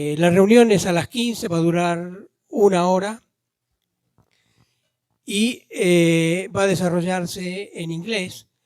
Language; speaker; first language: Spanish; native; Spanish